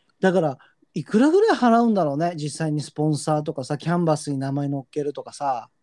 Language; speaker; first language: Japanese; native; Japanese